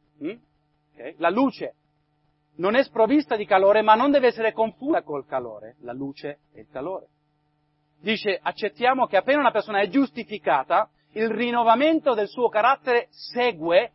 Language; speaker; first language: Italian; non-native, fluent; English